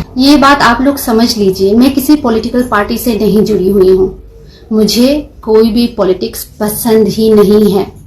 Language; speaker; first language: Hindi; non-native, local second language; Kok Borok